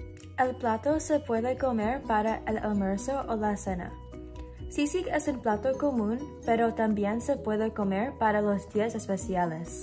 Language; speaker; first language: Spanish; non-native, learner; English